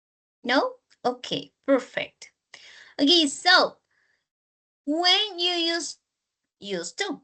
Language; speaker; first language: English; non-native, learner; Spanish